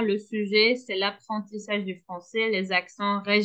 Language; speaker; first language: French; non-native, fluent; Turkish